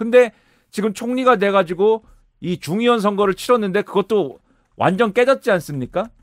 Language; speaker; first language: Korean; native; Korean